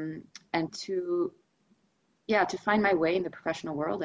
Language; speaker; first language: English; non-native, fluent; Russian